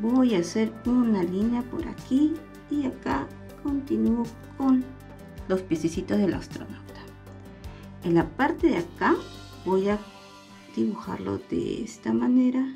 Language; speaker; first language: Spanish; native; Spanish